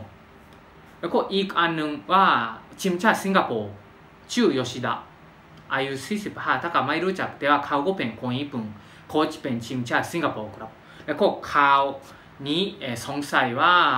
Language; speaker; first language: Thai; non-native, fluent; Japanese